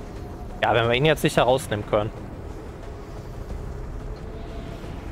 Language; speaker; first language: German; native; German